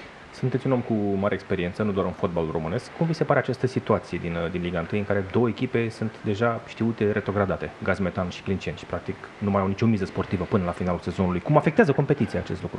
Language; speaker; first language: Romanian; native; Romanian